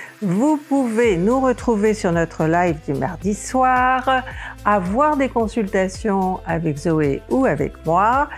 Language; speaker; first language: French; native; French